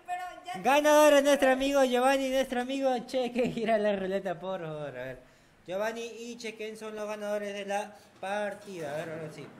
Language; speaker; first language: Spanish; native; Spanish